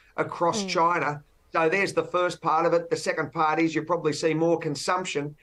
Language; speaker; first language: English; native; English